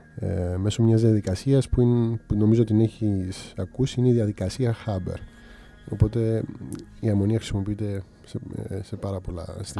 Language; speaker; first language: Greek; native; Greek